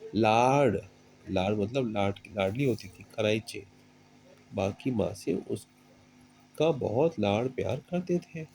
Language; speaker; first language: Hindi; native; Hindi